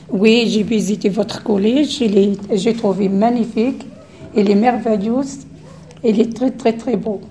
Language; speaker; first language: French; non-native, learner; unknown